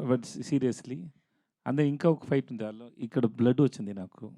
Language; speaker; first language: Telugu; non-native, learner; Tamil